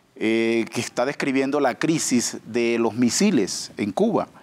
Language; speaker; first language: Spanish; native; Spanish